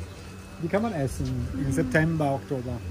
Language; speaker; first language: German; non-native, fluent; Italian